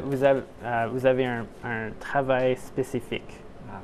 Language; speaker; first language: French; non-native, local second language; English